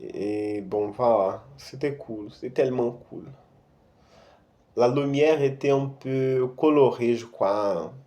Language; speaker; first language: French; non-native, fluent; Portuguese